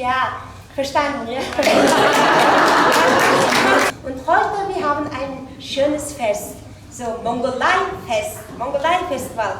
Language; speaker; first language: German; non-native, learner; Mongolian